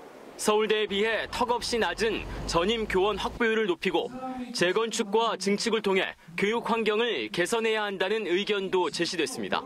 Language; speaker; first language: Korean; native; Korean